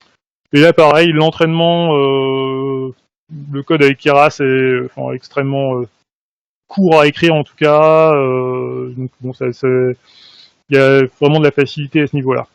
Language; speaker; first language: French; native; French